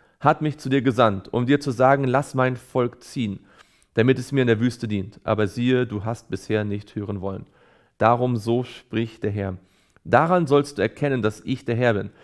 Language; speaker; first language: German; native; German